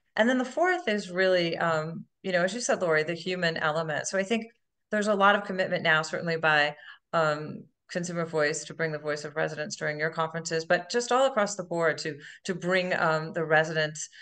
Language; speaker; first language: English; native; English